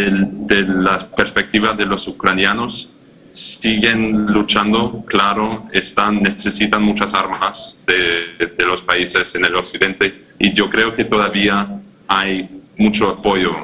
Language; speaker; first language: Spanish; non-native, fluent; English